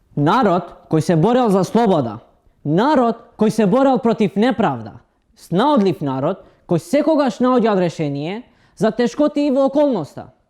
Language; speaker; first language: Macedonian; non-native, local second language; Romany